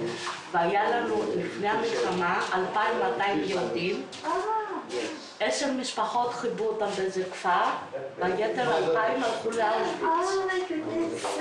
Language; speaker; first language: Hebrew; non-native, fluent; Greek